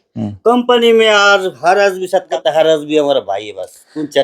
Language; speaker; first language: Hindi; non-native, local second language; Bangla